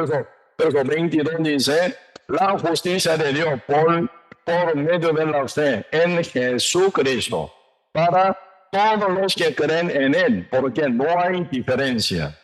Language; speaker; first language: Spanish; non-native, learner; Korean